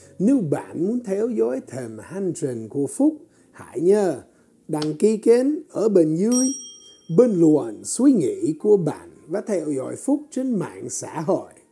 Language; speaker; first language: Vietnamese; non-native, fluent; English